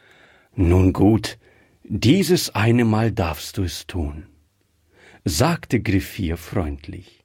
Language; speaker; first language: German; native; German